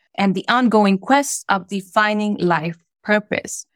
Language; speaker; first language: English; non-native, fluent; Spanish